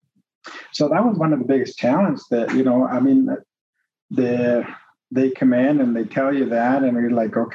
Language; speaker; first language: English; non-native, fluent; Spanish